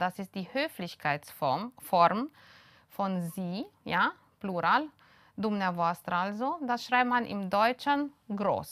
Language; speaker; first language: German; non-native, fluent; Romanian